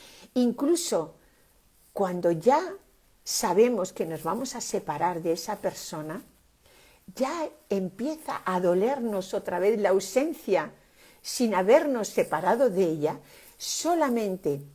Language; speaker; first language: Spanish; native; Spanish